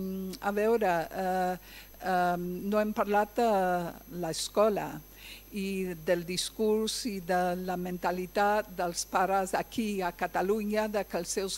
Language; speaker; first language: Catalan; non-native, fluent; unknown